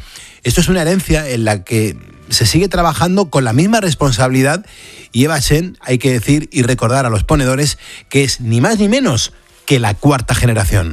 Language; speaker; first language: Spanish; native; Spanish